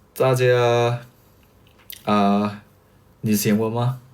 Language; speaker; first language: Chinese; non-native, learner; Thai